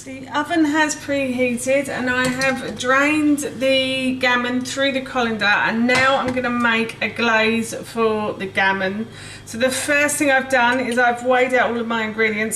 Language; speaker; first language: English; native; English